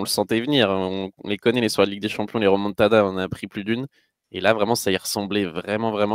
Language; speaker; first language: French; native; French